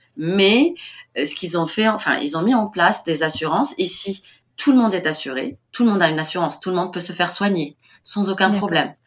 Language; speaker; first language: French; non-native, local second language; Arabic